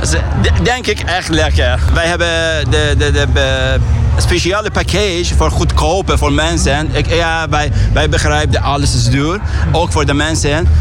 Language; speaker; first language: Dutch; non-native, learner; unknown